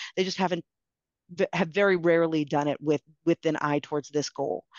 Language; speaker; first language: English; native; English